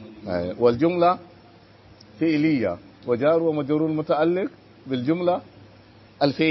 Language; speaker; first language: Arabic; non-native, learner; Hausa